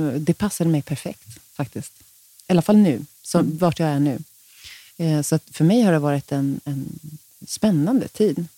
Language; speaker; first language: Swedish; native; Swedish